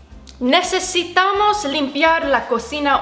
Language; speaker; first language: Spanish; non-native, learner; English